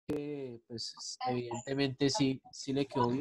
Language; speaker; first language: Spanish; native; Spanish